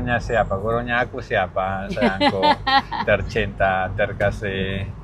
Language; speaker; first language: Indonesian; non-native, learner; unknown